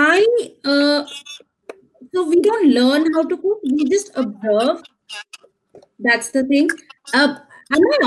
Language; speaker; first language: English; non-native, local second language; Hindi